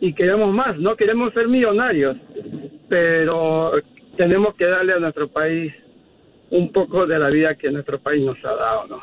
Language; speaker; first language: Spanish; native; Spanish